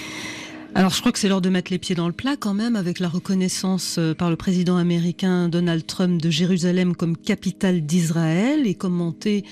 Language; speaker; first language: French; native; French